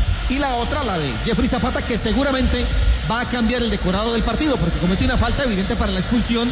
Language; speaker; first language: Spanish; native; Spanish